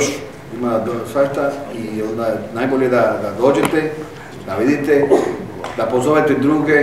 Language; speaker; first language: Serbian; non-native, fluent; Spanish